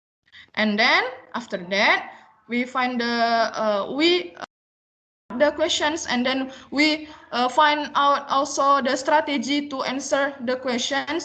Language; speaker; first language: English; non-native, learner; Indonesian